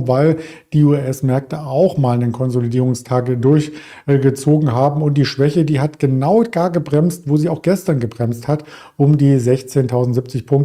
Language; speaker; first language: German; native; German